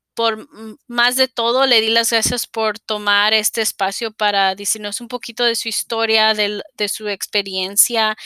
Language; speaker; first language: Spanish; early bilingual, heritage; Spanish